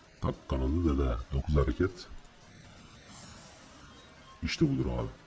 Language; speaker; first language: Turkish; native; Turkish